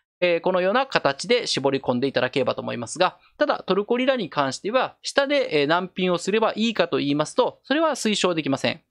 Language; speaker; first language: Japanese; native; Japanese